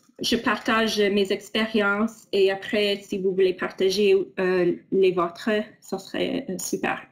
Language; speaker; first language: French; non-native, fluent; English